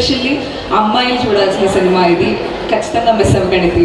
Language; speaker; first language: Telugu; native; Telugu